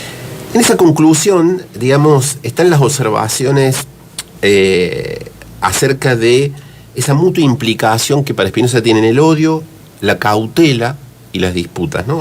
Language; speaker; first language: Spanish; native; Spanish